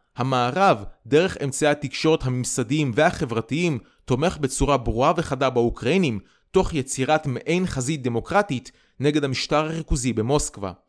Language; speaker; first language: Hebrew; native; Hebrew